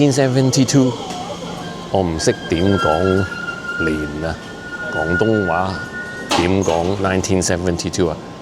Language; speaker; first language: Cantonese; early bilingual, heritage; Cantonese